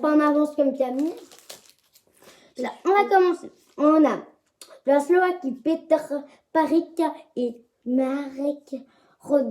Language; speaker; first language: French; native; French